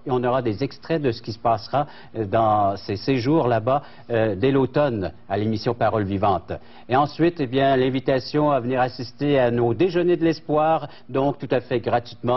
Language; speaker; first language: French; native; French